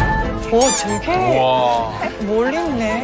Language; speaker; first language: Korean; native; Korean